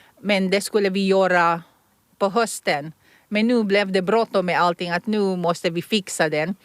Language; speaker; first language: Swedish; non-native, fluent; Filipino